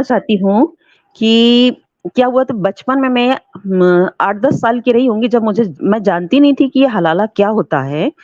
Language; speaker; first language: Hindi; native; Hindi